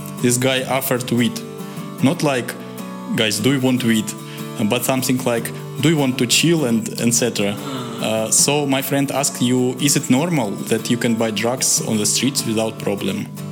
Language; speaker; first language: English; non-native, learner; Russian